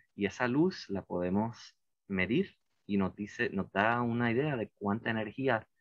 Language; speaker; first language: Spanish; native; Spanish